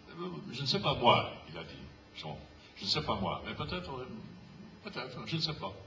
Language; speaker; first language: French; non-native, fluent; English